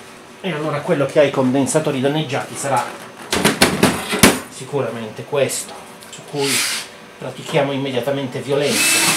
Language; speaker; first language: Italian; native; Italian